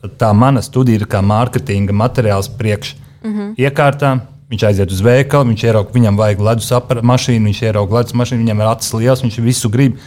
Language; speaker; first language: Latvian; native; Latvian